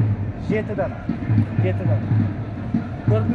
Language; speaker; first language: Turkish; non-native, learner; Kazakh